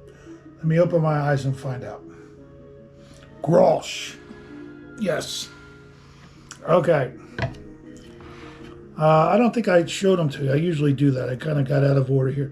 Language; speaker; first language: English; native; English